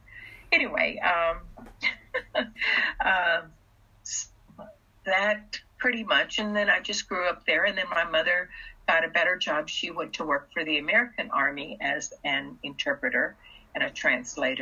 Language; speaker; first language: English; early bilingual, other home language; Russian